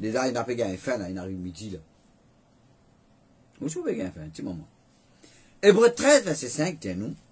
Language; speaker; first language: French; non-native, learner; Morisyen